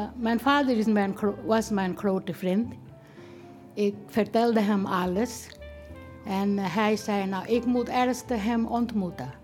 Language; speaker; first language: Dutch; non-native, fluent; Bangla